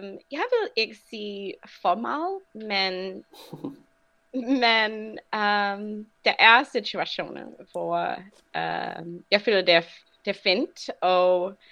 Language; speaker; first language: Danish; non-native, learner; English